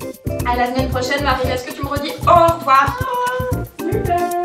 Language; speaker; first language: French; native; French